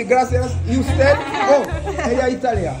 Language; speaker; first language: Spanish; non-native, learner; English